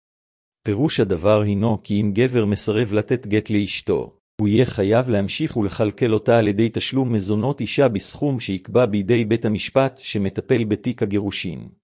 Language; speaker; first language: Hebrew; native; Hebrew